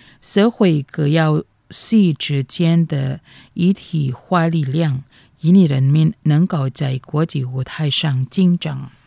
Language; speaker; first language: Chinese; non-native, fluent; Indonesian